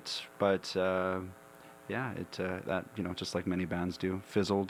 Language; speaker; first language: English; native; English